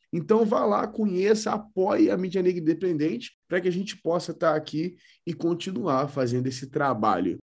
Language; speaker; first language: Portuguese; native; Portuguese